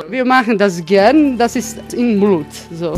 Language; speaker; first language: German; non-native, fluent; Croatian